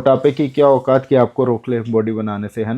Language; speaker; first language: Hindi; non-native, local second language; Bangla